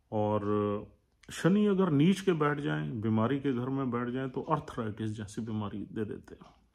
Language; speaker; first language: Hindi; native; Hindi